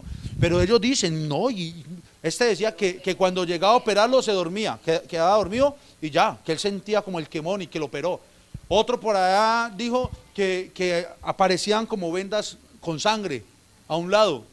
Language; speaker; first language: Spanish; native; Spanish